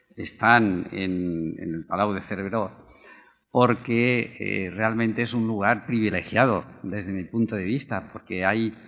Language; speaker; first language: Spanish; native; Spanish